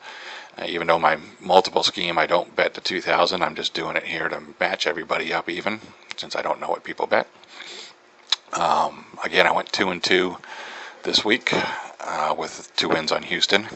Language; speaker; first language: English; native; English